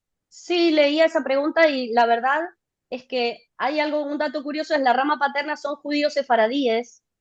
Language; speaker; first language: Spanish; native; Spanish